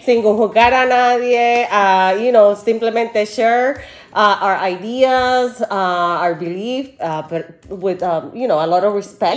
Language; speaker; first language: English; non-native, fluent; Spanish